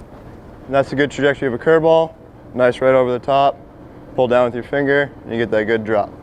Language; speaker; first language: English; native; English